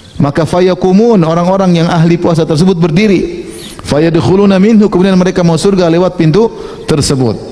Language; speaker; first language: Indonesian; native; Indonesian